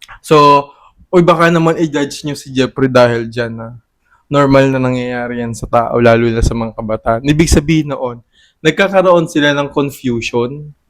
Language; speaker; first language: Filipino; native; Filipino